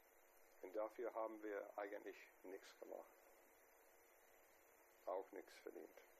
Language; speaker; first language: German; non-native, fluent; English